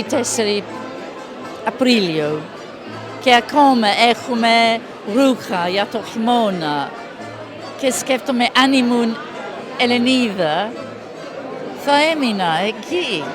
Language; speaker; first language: Greek; non-native, learner; English